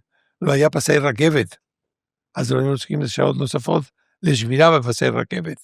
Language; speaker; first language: Hebrew; non-native, fluent; Spanish